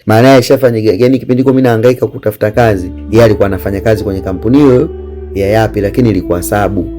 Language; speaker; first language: Swahili; native; Swahili